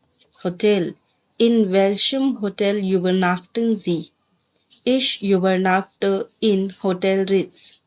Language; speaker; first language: German; non-native, fluent; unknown